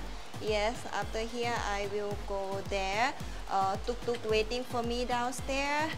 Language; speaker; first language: English; non-native, learner; Thai